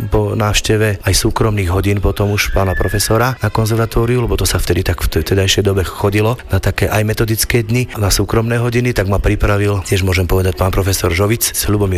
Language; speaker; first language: Slovak; native; Slovak